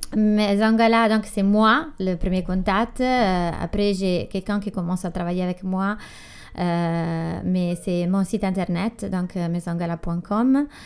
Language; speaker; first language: French; non-native, fluent; Italian